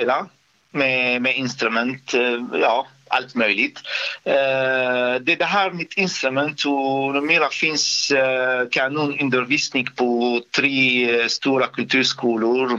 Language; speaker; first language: Swedish; non-native, fluent; Arabic